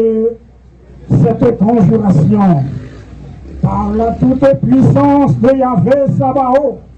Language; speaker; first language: French; non-native, local second language; Haitian Creole